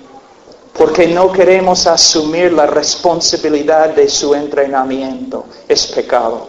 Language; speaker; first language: Spanish; non-native, fluent; English